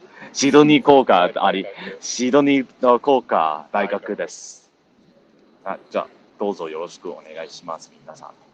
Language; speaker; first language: Japanese; non-native, learner; English